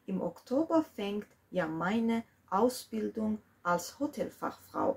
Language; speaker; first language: German; non-native, fluent; Georgian